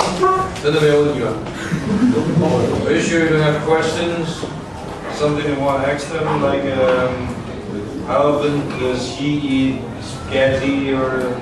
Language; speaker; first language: English; non-native, fluent; Chinese